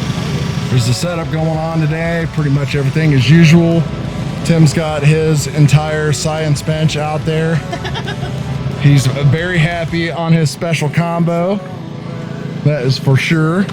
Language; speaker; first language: English; native; English